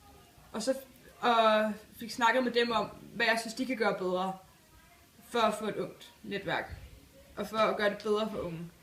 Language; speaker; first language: Danish; native; Danish